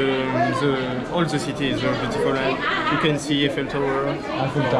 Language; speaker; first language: English; non-native, learner; French